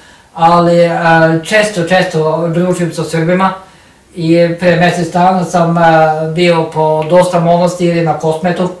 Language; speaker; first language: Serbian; non-native, learner; Norwegian